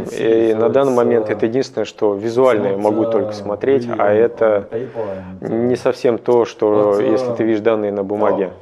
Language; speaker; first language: Russian; non-native, fluent; German